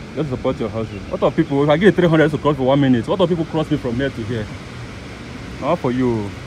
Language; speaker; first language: English; non-native, local second language; Igbo